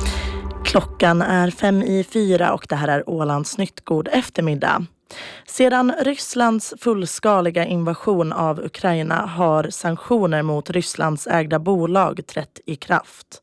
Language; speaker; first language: Swedish; native; Swedish